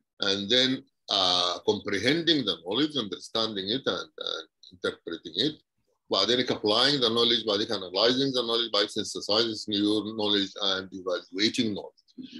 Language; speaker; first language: English; non-native, fluent; Arabic